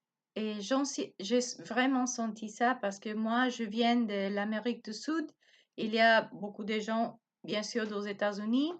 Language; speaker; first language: French; non-native, learner; Spanish